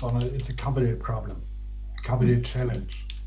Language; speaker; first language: English; non-native, fluent; German